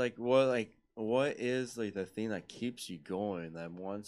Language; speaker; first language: English; early bilingual, other home language; Spanish